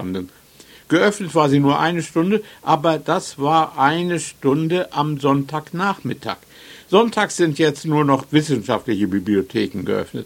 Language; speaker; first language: German; native; German